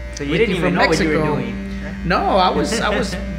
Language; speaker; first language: English; native; English